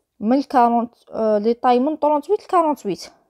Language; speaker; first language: Arabic; native; Arabic